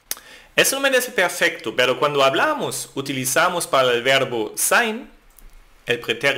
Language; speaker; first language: Spanish; non-native, fluent; German